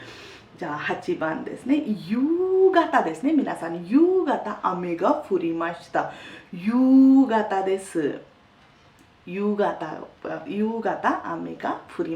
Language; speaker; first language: Japanese; non-native, fluent; Hindi